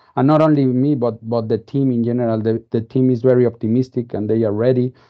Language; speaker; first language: English; non-native, fluent; Spanish